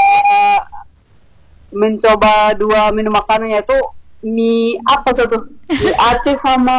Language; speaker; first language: Indonesian; native; Indonesian